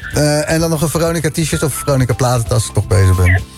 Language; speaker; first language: Dutch; native; Dutch